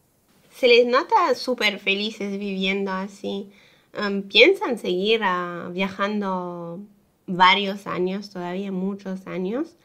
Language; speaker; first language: Spanish; non-native, fluent; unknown